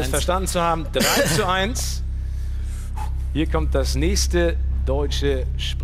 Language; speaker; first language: German; native; German